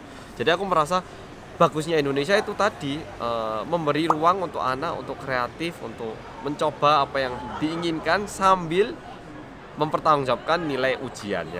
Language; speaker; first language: Indonesian; early bilingual, other home language; Korean